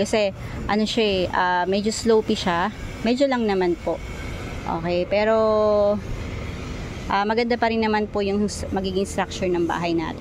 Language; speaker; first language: Filipino; native; Filipino